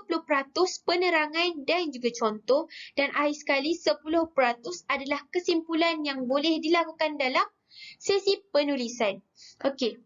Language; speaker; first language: Malay; native; Malay